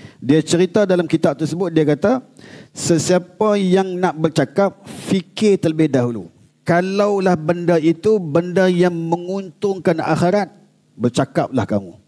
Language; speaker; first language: Malay; native; Malay